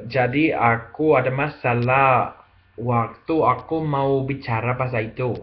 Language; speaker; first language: Indonesian; non-native, learner; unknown